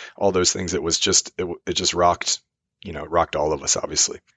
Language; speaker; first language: English; native; English